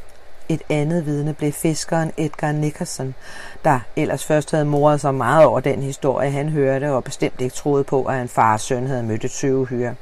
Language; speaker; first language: Danish; native; Danish